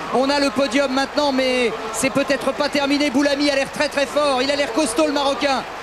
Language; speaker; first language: French; native; French